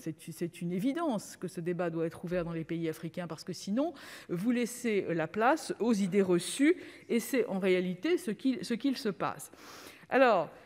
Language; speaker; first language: French; native; French